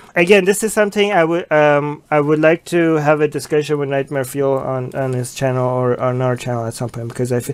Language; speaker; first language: English; native; English